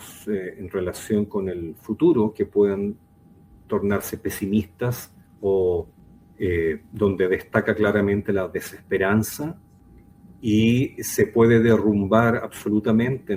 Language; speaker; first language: Spanish; native; Spanish